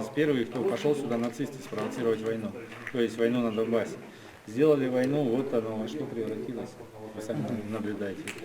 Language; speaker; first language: Russian; native; Russian